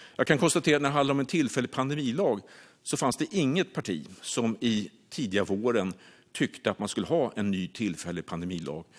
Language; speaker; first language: Swedish; native; Swedish